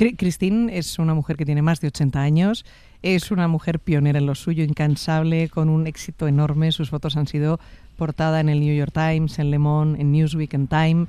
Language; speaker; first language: Spanish; native; Spanish